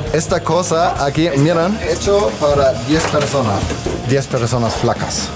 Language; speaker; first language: Spanish; non-native, fluent; German